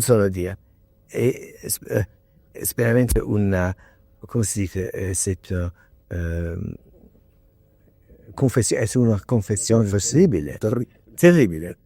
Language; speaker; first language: Spanish; non-native, learner; English